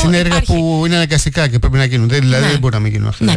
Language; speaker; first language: Greek; native; Greek